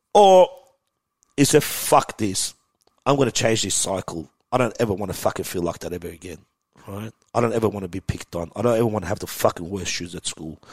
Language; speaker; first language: English; early bilingual, other home language; Persian